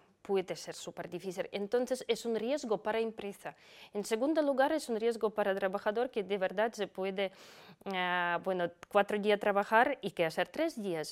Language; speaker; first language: Spanish; non-native, fluent; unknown